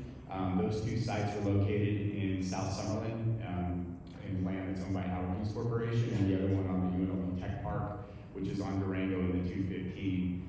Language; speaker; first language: English; native; English